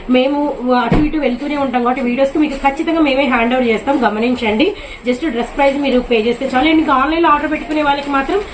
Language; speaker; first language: Telugu; native; Telugu